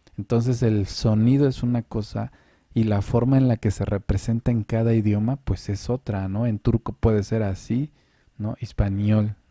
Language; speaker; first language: Spanish; native; Spanish